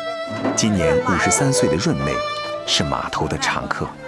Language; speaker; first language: Chinese; native; Chinese